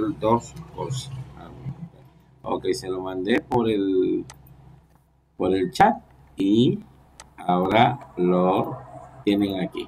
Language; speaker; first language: Spanish; native; Spanish